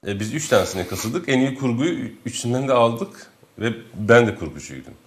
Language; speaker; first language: Turkish; non-native, local second language; Kurdish